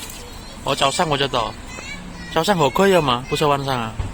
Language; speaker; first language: Chinese; non-native, learner; Indonesian